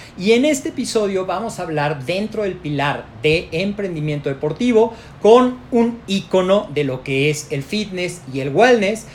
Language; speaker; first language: Spanish; native; Spanish